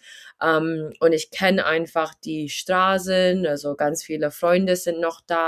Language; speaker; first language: German; early bilingual, heritage; German